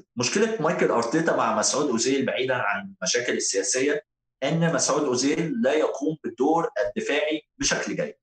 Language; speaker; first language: Arabic; native; Arabic